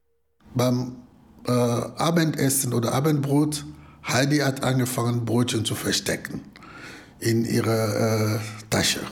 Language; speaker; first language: German; non-native, fluent; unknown